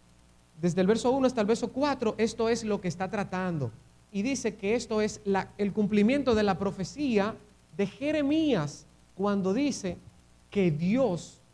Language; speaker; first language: Spanish; native; Spanish